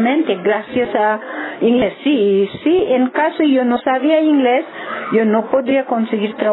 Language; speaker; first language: Spanish; non-native, learner; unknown